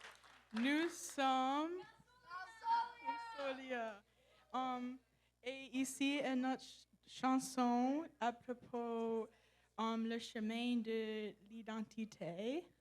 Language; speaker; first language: French; non-native, local second language; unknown